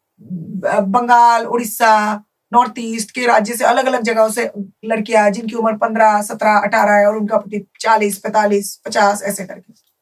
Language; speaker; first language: Hindi; non-native, local second language; Bangla